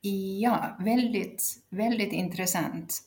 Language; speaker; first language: Swedish; non-native, local second language; Finnish